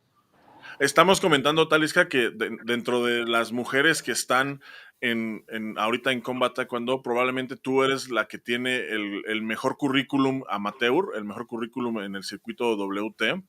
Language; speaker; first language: Spanish; native; Spanish